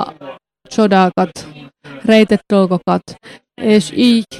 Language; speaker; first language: Hungarian; non-native, learner; Finnish